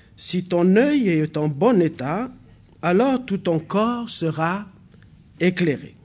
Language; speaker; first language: French; non-native, local second language; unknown